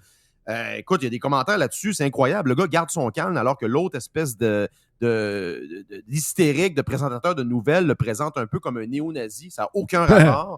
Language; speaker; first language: French; native; French